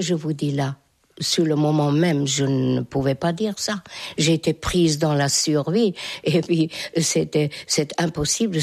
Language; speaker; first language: French; non-native, fluent; Hungarian